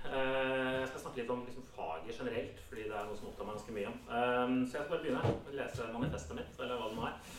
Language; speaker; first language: Norwegian; native; Norwegian